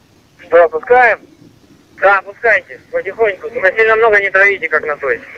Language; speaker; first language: Russian; native; Russian